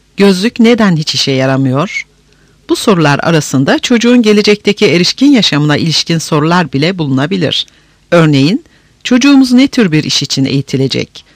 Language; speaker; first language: Turkish; native; Turkish